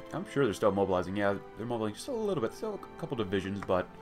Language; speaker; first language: English; native; English